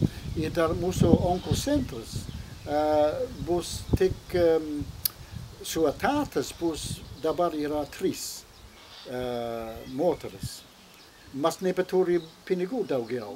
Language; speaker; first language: Lithuanian; non-native, learner; English